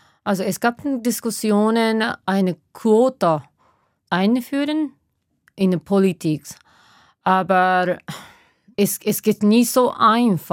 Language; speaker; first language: German; non-native, fluent; Japanese